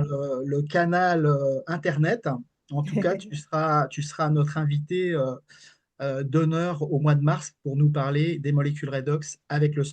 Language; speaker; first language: French; native; French